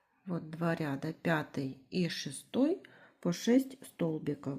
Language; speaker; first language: Russian; native; Russian